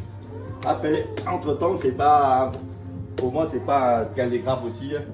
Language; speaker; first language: French; non-native, fluent; Vietnamese